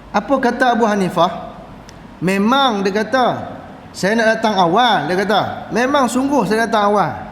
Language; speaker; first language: Malay; native; Malay